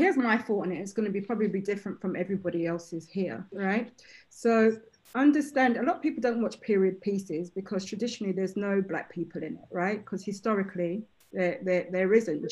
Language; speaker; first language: English; native; English